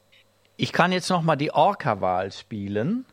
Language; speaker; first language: German; native; German